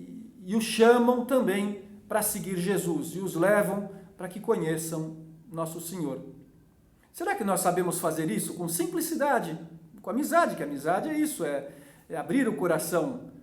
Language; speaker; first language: Portuguese; native; Portuguese